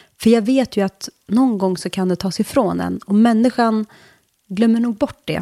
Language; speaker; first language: Swedish; early bilingual, other home language; Kurdish